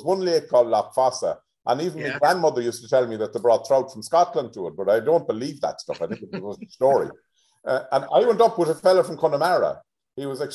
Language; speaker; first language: English; native; English